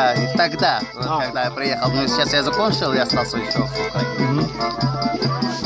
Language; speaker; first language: Russian; non-native, fluent; Arabic